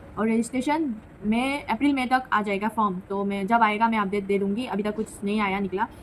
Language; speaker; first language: Hindi; non-native, local second language; Assamese